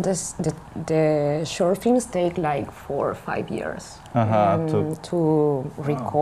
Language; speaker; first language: English; non-native, learner; Spanish